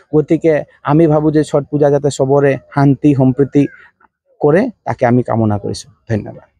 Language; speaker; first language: Assamese; non-native, local second language; Hindi